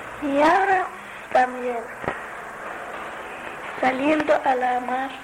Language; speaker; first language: Spanish; non-native, learner; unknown